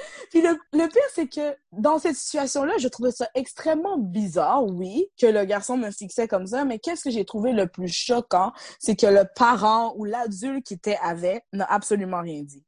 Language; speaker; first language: French; native; French